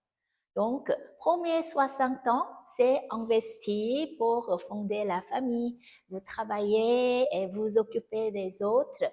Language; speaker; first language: French; non-native, fluent; Korean